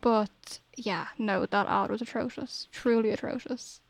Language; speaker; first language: English; native; English